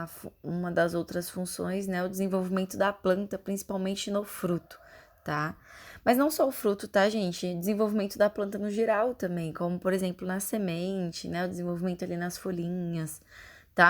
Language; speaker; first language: Portuguese; native; Portuguese